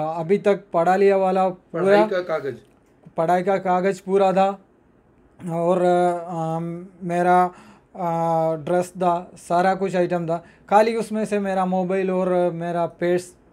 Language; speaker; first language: Hindi; non-native, local second language; Malayalam